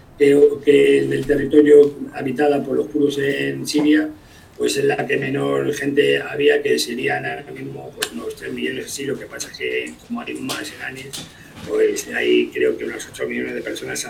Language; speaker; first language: Spanish; native; Spanish